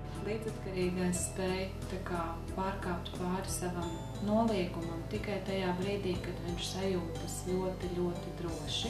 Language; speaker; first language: Latvian; native; Latvian